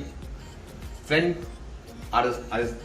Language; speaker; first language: English; non-native, local second language; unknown